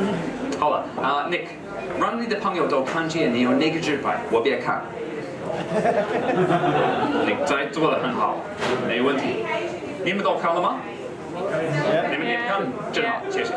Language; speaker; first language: Chinese; non-native, learner; English